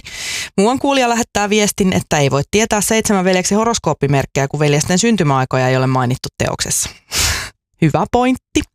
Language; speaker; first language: Finnish; native; Finnish